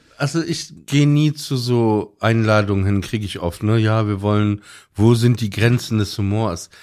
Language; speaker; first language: German; native; German